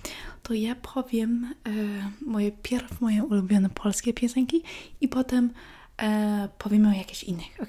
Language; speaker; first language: Polish; early bilingual, heritage; English